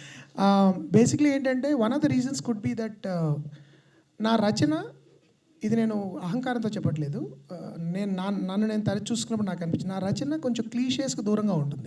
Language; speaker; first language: Telugu; native; Telugu